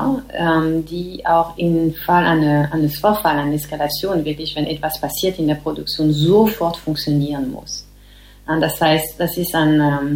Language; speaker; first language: German; non-native, fluent; French